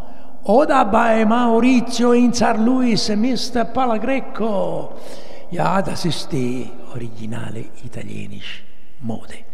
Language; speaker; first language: German; non-native, learner; Italian